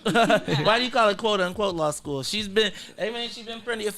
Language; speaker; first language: English; native; English